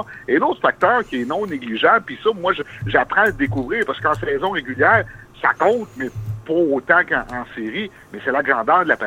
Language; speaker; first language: French; native; French